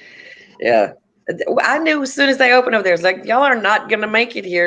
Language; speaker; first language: English; native; English